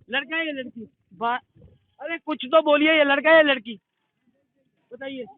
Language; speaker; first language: Hindi; non-native, local second language; Punjabi